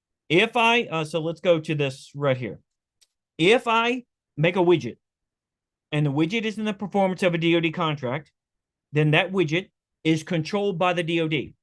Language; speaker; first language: English; native; English